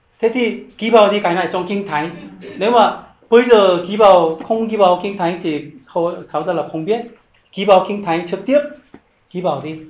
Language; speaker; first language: Vietnamese; non-native, learner; Korean